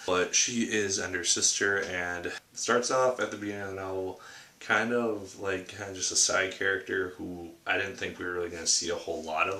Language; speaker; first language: English; native; English